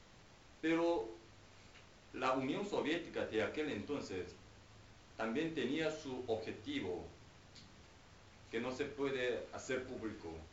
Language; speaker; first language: Spanish; non-native, fluent; Korean